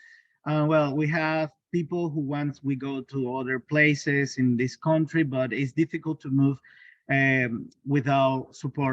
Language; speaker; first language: English; non-native, learner; Spanish